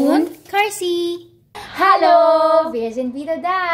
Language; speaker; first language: German; non-native, learner; Filipino